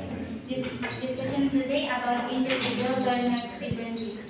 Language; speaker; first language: English; non-native, learner; Indonesian